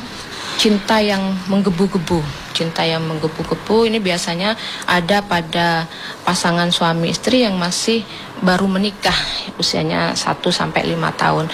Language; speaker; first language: Indonesian; native; Indonesian